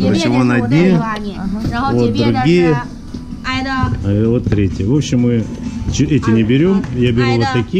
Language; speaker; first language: Russian; native; Russian